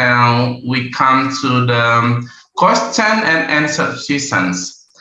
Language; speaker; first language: English; non-native, learner; Indonesian